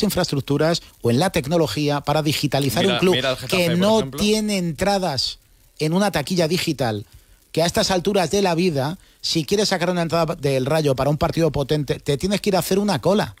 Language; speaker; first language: Spanish; native; Spanish